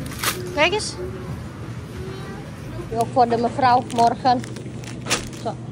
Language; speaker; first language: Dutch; non-native, learner; Indonesian